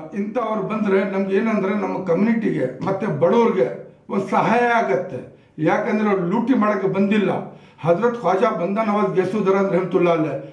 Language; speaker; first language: Kannada; non-native, local second language; Urdu